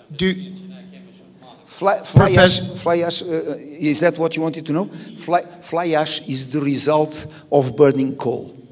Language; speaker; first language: English; non-native, fluent; Portuguese